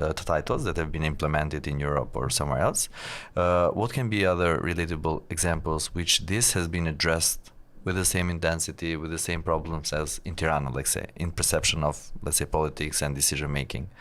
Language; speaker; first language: English; non-native, fluent; Albanian